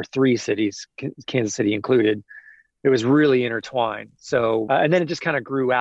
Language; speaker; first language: English; native; English